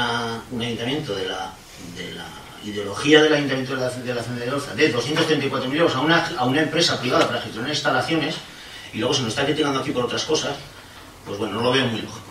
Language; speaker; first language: Spanish; native; Spanish